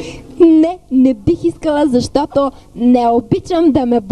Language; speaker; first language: Bulgarian; non-native, learner; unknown